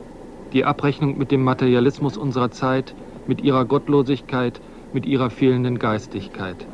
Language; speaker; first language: German; native; German